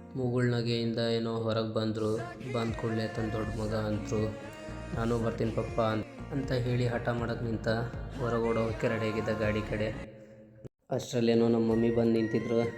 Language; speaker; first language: Kannada; non-native, local second language; Lambadi